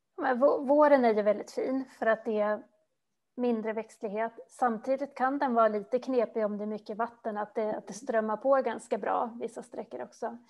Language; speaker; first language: Swedish; native; Swedish